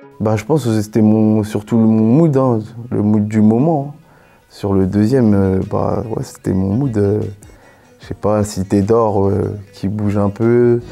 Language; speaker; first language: French; native; French